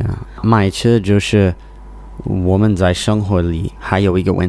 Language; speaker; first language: Chinese; non-native, learner; English